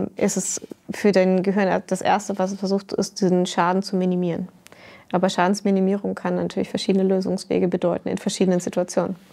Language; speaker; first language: German; native; German